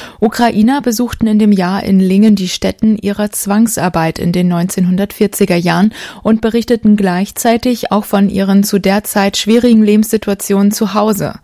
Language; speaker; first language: German; native; German